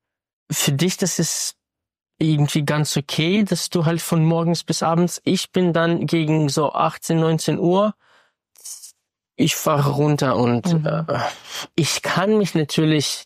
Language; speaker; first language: German; non-native, fluent; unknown